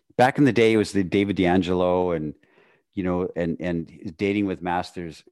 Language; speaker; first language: English; native; English